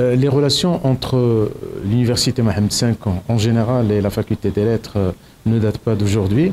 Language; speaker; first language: French; non-native, local second language; Arabic